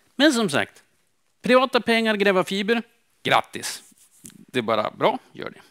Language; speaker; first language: Swedish; native; Swedish